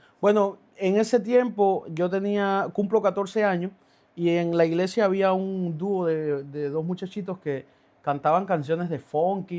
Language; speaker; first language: Spanish; native; Spanish